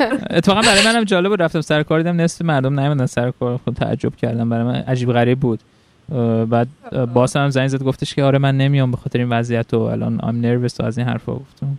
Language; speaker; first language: Persian; native; Persian